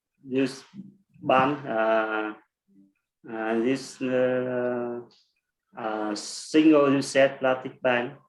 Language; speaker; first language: English; non-native, learner; Vietnamese